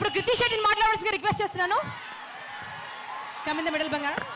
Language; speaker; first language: Telugu; native; Telugu